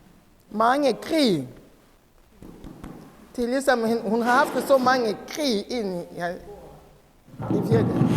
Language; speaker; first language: Danish; non-native, learner; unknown